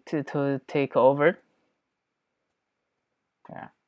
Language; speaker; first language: English; non-native, learner; Chinese